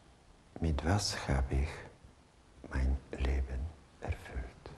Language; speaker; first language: German; non-native, fluent; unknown